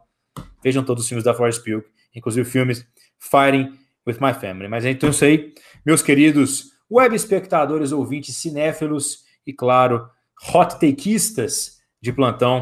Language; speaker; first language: Portuguese; native; Portuguese